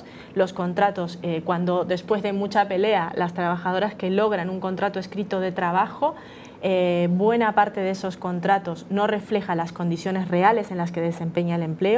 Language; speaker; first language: Spanish; native; Spanish